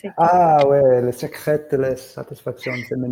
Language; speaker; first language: French; non-native, learner; English